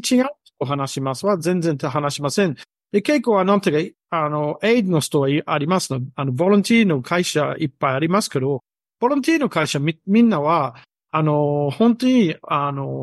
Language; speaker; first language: Japanese; non-native, learner; English